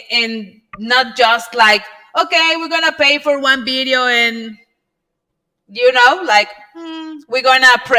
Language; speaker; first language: English; non-native, learner; Spanish